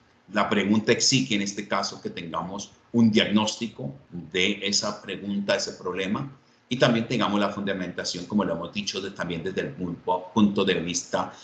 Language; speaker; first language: Spanish; native; Spanish